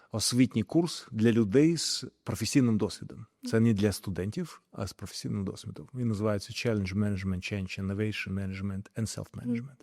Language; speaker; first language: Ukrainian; non-native, local second language; Russian